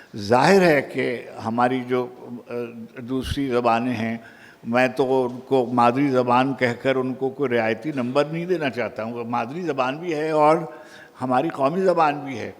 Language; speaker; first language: Urdu; native; Urdu